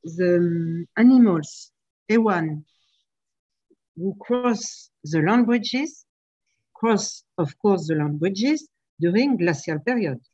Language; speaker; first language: English; non-native, fluent; French